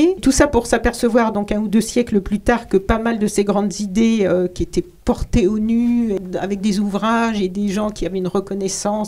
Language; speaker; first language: French; native; French